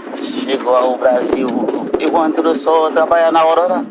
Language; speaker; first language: Portuguese; non-native, learner; Haitian Creole